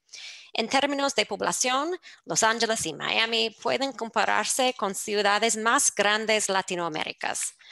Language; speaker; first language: Spanish; non-native, fluent; English